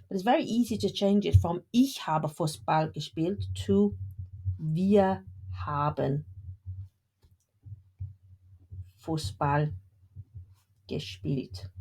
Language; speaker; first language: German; non-native, fluent; English